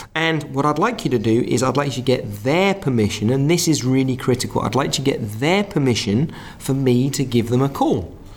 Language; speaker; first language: English; native; English